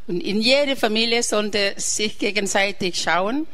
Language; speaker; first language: German; non-native, learner; Thai